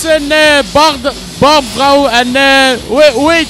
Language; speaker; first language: Dutch; native; Dutch